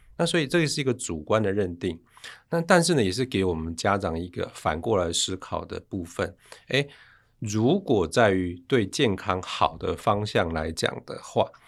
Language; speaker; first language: Chinese; native; Chinese